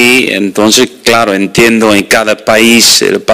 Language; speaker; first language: Spanish; non-native, fluent; Dutch